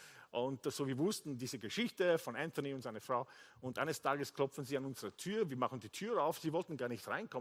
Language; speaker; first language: German; non-native, fluent; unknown